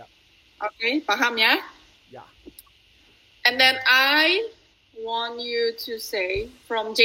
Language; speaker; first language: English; non-native, fluent; Indonesian